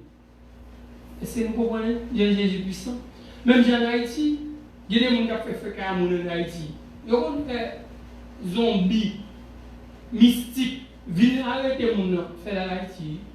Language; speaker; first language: French; non-native, local second language; Haitian Creole